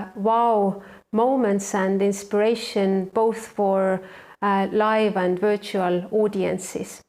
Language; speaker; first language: English; non-native, fluent; Estonian